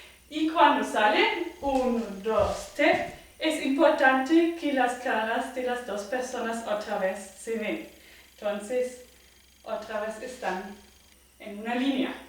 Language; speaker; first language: Spanish; non-native, fluent; German